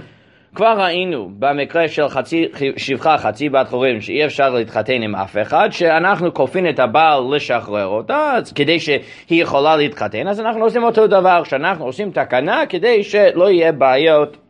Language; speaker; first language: Hebrew; non-native, fluent; English